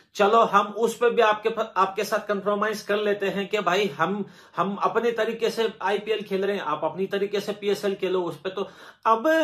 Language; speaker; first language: Hindi; native; Hindi